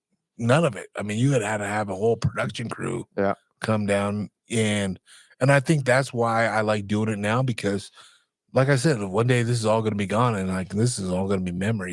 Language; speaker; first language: English; native; English